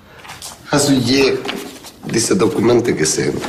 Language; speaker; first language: German; non-native, fluent; English